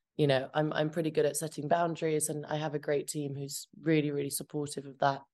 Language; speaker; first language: English; early bilingual, other home language; Albanian